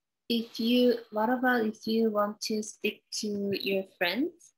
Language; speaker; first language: English; non-native, learner; Korean